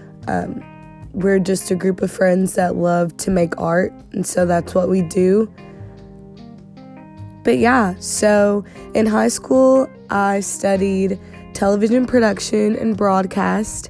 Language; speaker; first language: English; native; English